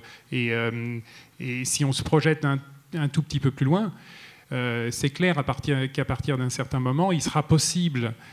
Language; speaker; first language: French; native; French